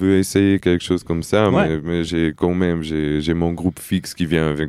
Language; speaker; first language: French; non-native, fluent; Portuguese